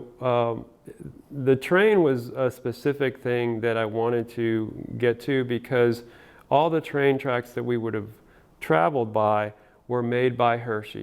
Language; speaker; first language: English; early bilingual, other home language; Spanish